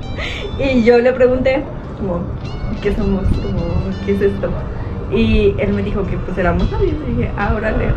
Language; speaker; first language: Spanish; native; Spanish